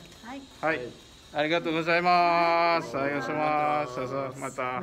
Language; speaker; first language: Japanese; non-native, learner; Indonesian